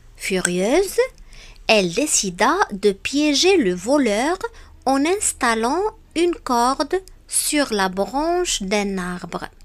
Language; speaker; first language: French; non-native, local second language; Arabic